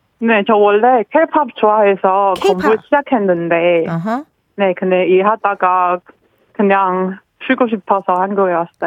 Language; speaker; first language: Korean; non-native, learner; Chinese